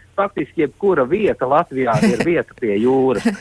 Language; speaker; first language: Latvian; native; Latvian